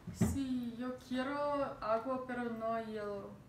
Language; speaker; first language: Spanish; non-native, learner; English